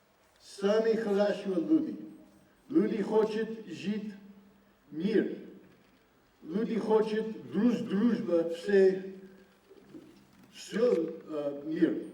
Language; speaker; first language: Russian; non-native, learner; English